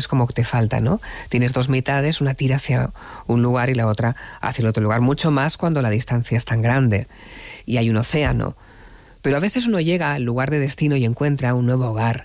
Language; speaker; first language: Spanish; native; Spanish